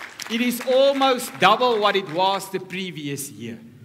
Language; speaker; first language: English; non-native, local second language; Afrikaans